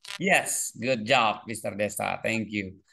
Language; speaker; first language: English; non-native, fluent; Indonesian